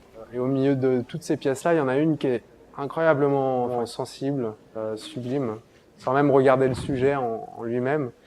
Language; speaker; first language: French; native; French